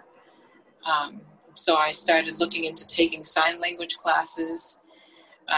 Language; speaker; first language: English; native; English